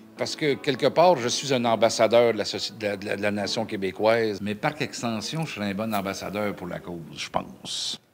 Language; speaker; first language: French; native; French